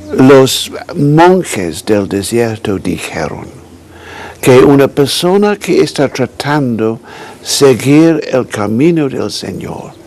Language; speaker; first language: Spanish; non-native, fluent; English